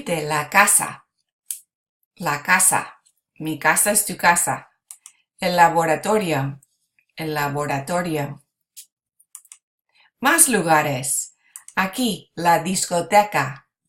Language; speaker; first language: Spanish; non-native, fluent; English